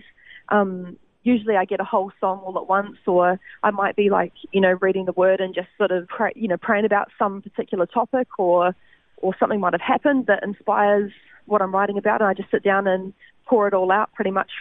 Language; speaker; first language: English; native; English